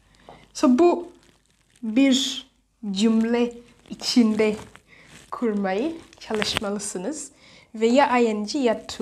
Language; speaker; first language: Turkish; non-native, fluent; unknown